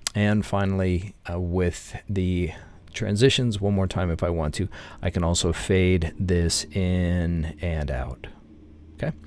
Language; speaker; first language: English; native; English